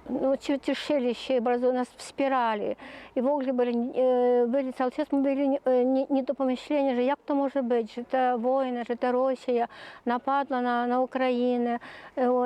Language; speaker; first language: Polish; early bilingual, heritage; Polish